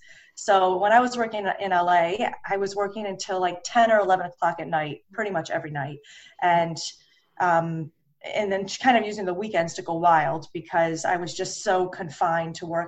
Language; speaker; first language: English; native; English